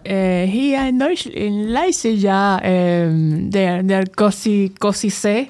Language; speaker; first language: German; non-native, learner; Spanish